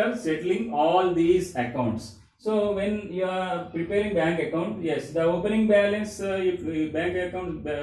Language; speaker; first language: English; non-native, local second language; Telugu